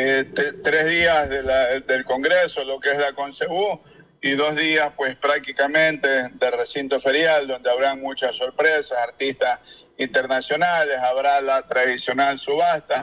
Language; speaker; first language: Spanish; native; Spanish